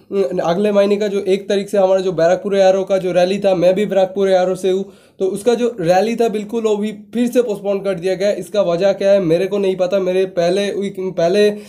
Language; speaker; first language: Hindi; non-native, local second language; Bangla